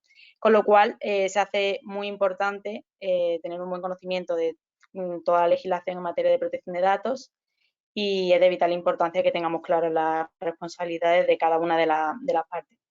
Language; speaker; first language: Spanish; native; Spanish